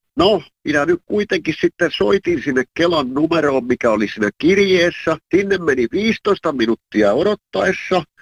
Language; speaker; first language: Finnish; native; Finnish